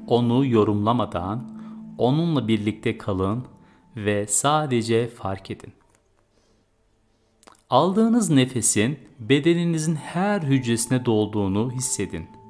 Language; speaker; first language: Turkish; native; Turkish